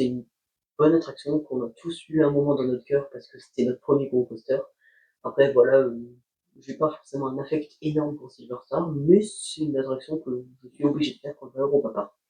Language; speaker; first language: French; native; French